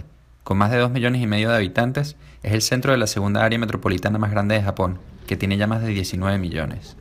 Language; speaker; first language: Spanish; native; Spanish